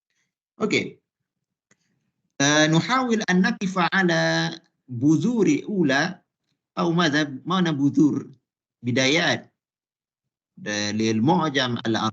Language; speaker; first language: Arabic; non-native, fluent; Malay